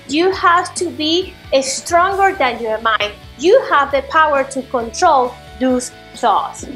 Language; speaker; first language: English; non-native, fluent; Spanish